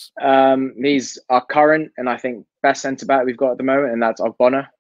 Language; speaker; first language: English; native; English